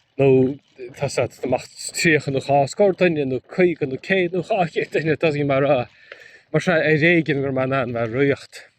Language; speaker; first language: Irish; native; Irish